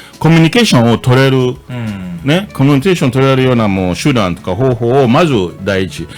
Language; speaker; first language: Japanese; non-native, fluent; English